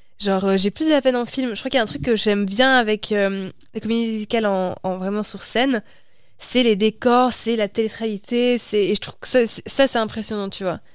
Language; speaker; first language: French; native; French